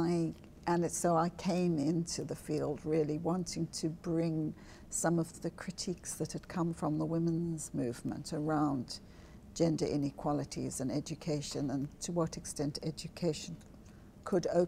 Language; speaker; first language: English; native; English